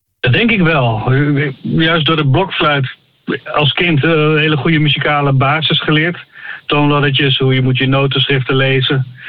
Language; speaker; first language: Dutch; native; Dutch